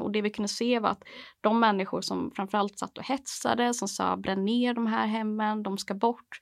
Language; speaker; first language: Swedish; native; Swedish